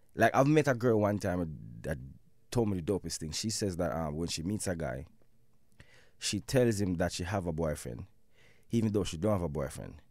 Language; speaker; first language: English; non-native, local second language; Jamaican Creole English